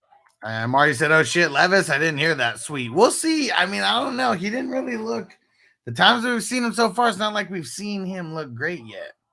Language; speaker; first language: English; native; English